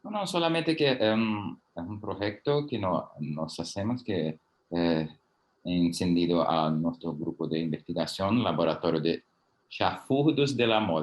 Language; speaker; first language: Spanish; non-native, learner; Portuguese